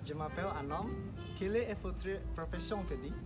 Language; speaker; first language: French; non-native, learner; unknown